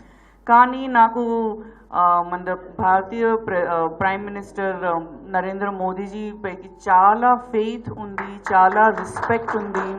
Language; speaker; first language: Telugu; non-native, local second language; Gujarati